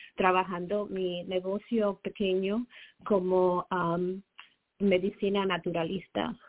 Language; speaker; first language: Spanish; native; Spanish